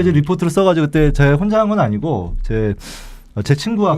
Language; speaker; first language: Korean; native; Korean